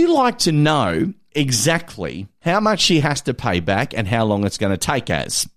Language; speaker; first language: English; native; English